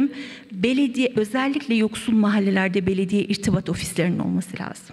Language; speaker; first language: Turkish; native; Turkish